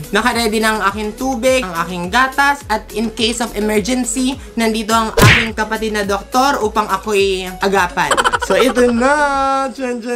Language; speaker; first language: Filipino; non-native, local second language; Bikol